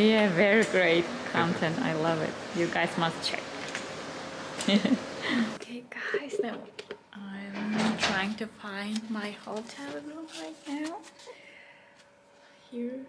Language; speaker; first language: English; non-native, fluent; Chinese